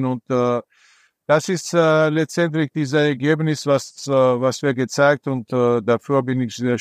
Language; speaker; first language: German; non-native, fluent; Georgian